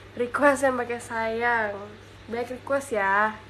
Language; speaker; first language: Indonesian; native; Indonesian